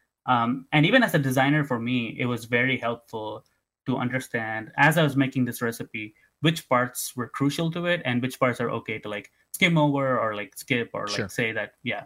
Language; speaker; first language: English; non-native, local second language; Tamil